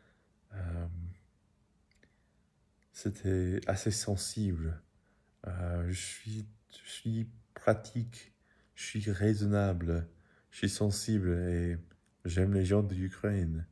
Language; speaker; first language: French; non-native, learner; English